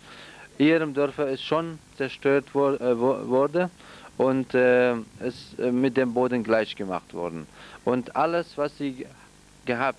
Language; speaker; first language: German; non-native, fluent; Central Kurdish